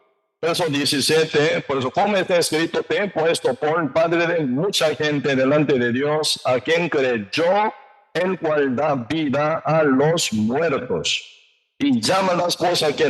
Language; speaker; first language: Spanish; non-native, learner; Korean